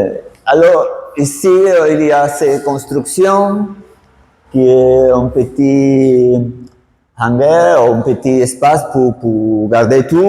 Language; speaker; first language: French; non-native, fluent; Spanish